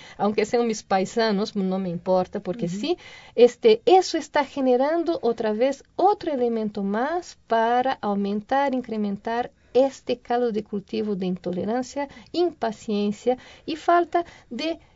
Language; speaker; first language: Spanish; non-native, fluent; Portuguese